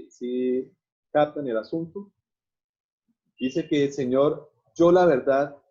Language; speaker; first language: Spanish; native; Spanish